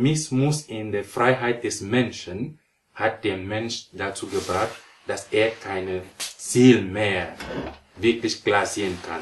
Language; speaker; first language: German; non-native, fluent; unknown